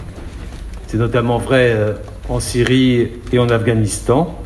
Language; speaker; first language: French; native; French